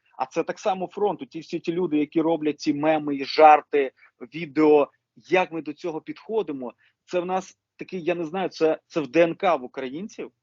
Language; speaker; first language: Ukrainian; non-native, local second language; Russian